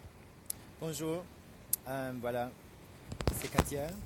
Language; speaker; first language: French; non-native, fluent; English